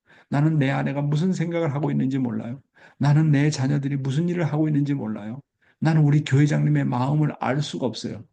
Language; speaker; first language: Korean; native; Korean